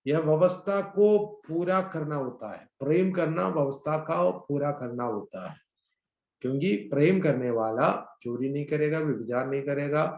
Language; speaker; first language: Hindi; non-native, local second language; Malayalam